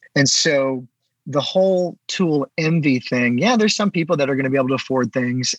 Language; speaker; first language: English; native; English